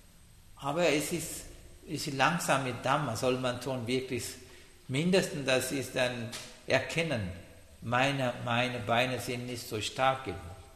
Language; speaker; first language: German; non-native, learner; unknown